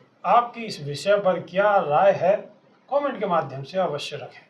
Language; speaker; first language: Hindi; native; Hindi